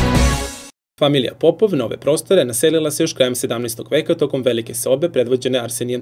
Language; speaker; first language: Serbian; native; Serbian